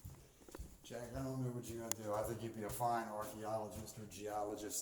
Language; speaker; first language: English; native; English